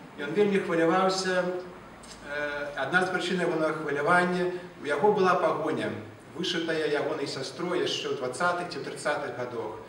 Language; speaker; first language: Belarusian; non-native, local second language; Russian